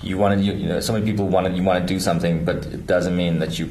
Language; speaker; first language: English; native; English